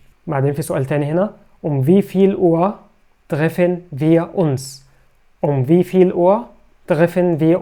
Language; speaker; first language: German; non-native, fluent; Arabic